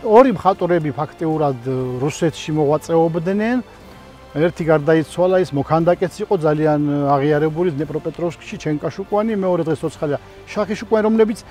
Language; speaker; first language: Georgian; non-native, local second language; Svan